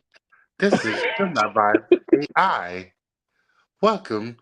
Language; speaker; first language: English; native; English